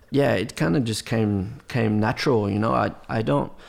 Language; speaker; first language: English; non-native, fluent; French